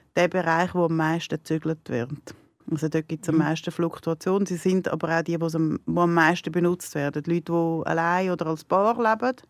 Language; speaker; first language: German; native; German